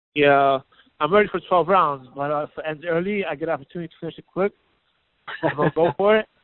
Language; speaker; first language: English; native; English